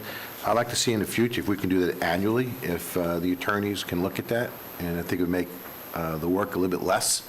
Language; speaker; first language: English; native; English